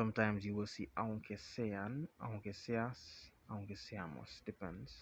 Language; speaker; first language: Spanish; non-native, fluent; English